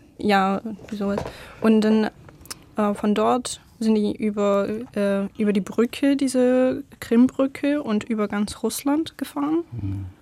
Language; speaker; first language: German; non-native, fluent; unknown